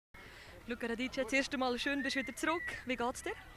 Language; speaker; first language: German; native; German